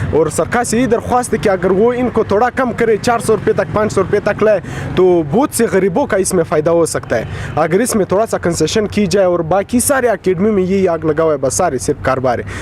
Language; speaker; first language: Urdu; non-native, local second language; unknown